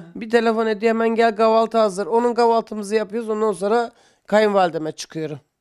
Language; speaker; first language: Turkish; native; Turkish